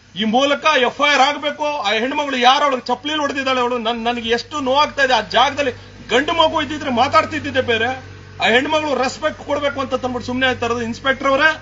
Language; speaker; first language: Kannada; native; Kannada